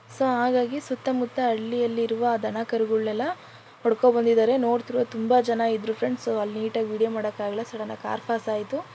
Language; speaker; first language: Kannada; native; Kannada